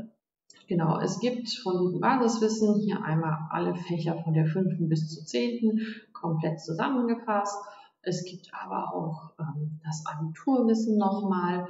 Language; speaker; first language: German; native; German